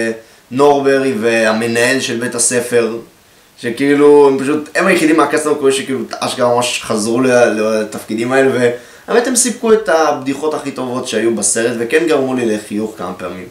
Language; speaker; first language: Hebrew; native; Hebrew